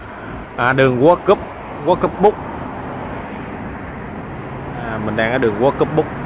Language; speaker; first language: Vietnamese; native; Vietnamese